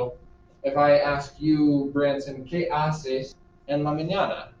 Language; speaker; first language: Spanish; non-native, fluent; English